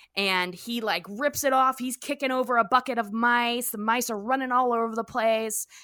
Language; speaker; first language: English; native; English